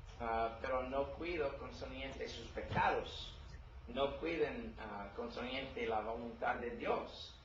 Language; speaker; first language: Spanish; non-native, learner; English